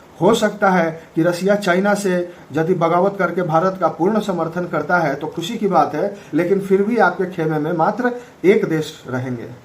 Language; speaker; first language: Hindi; native; Hindi